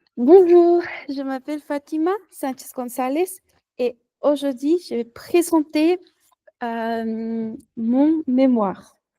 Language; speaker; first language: French; non-native, learner; Spanish